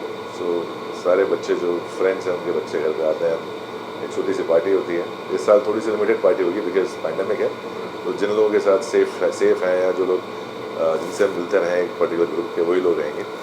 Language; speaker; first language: Hindi; native; Hindi